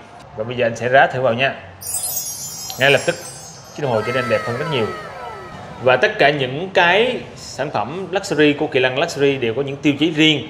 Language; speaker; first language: Vietnamese; native; Vietnamese